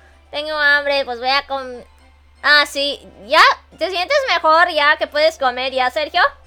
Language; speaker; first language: Spanish; non-native, learner; English